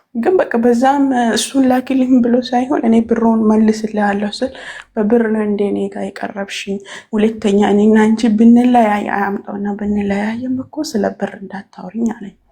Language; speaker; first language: Amharic; native; Amharic